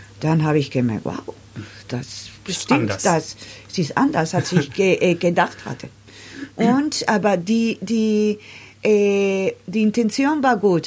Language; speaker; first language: German; non-native, learner; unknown